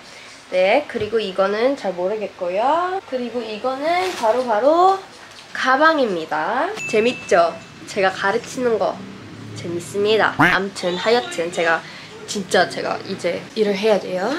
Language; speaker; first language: Korean; non-native, fluent; English